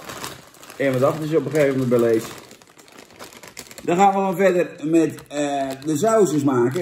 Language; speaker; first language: Dutch; native; Dutch